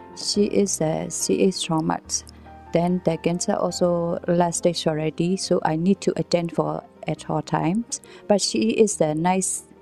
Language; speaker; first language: English; non-native, learner; Burmese